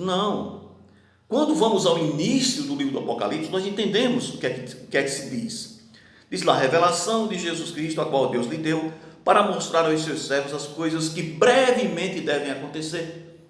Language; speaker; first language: Portuguese; native; Portuguese